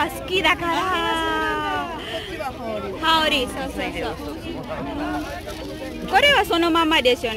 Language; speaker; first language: Japanese; non-native, learner; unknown